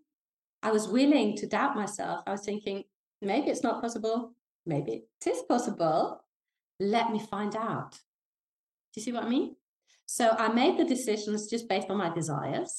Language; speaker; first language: English; non-native, fluent; Danish